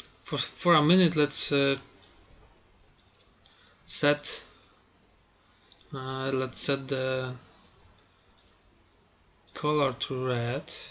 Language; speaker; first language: English; non-native, fluent; Polish